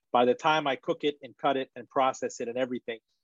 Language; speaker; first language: English; early bilingual, other home language; Persian